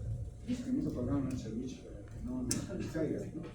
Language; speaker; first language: Spanish; native; Spanish